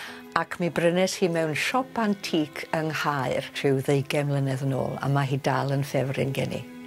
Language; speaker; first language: Welsh; native; Welsh